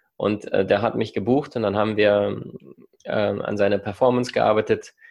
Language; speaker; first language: German; early bilingual, other home language; Russian